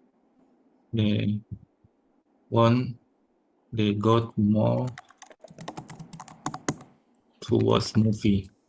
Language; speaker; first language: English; non-native, fluent; Indonesian